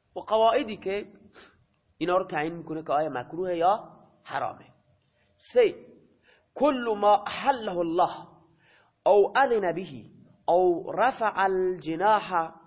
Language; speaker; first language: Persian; non-native, local second language; Baluchi